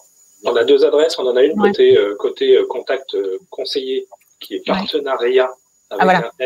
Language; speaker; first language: French; native; French